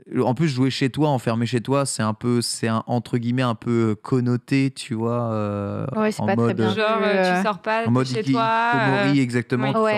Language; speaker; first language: French; native; French